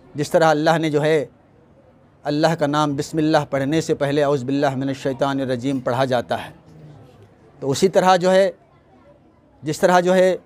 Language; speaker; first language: Hindi; non-native, local second language; Urdu